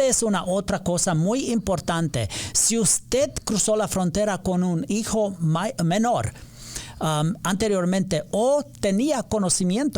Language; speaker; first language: Spanish; non-native, learner; English